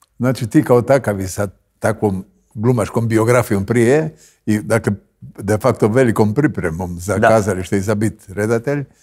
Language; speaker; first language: Croatian; native; Croatian